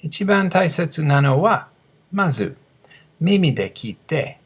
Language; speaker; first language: Japanese; non-native, fluent; English